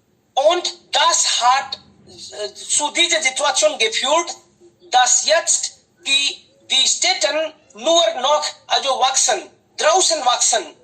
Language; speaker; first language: German; non-native, fluent; Hindi